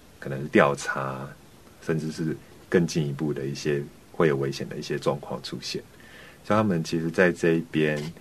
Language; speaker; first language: Chinese; native; Chinese